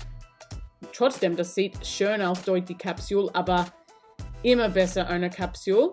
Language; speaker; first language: German; non-native, learner; English